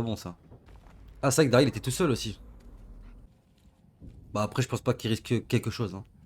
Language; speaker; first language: French; native; French